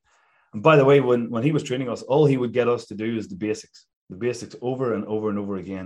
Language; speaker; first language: English; native; English